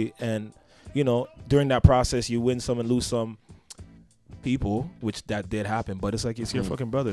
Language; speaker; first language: English; native; English